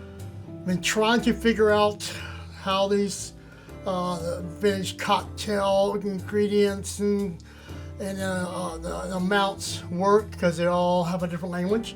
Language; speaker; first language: English; native; English